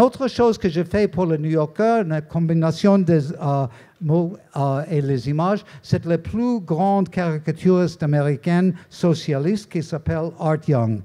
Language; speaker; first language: French; non-native, learner; English